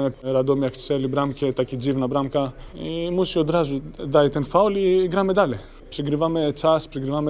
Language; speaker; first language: Polish; non-native, learner; Greek